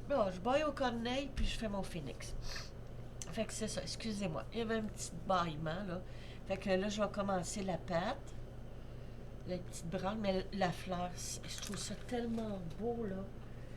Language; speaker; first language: French; native; French